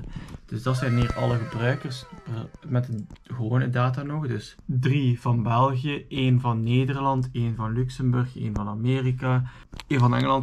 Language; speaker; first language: Dutch; native; Dutch